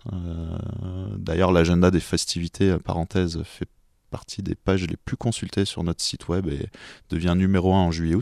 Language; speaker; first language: French; native; French